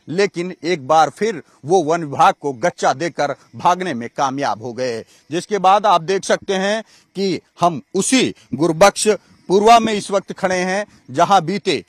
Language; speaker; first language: Hindi; native; Hindi